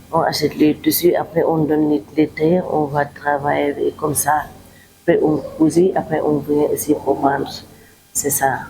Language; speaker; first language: French; non-native, local second language; Wolof